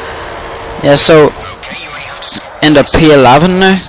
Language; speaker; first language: English; native; English